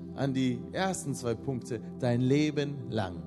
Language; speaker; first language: German; non-native, fluent; Russian